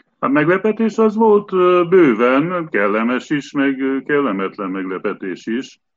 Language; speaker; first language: Hungarian; native; Hungarian